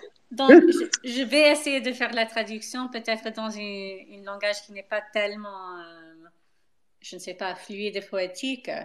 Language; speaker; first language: French; non-native, fluent; English